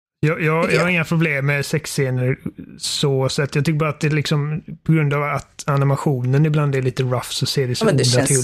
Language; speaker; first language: Swedish; native; Swedish